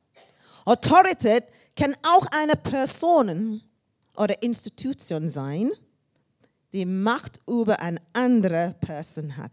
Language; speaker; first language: German; non-native, learner; English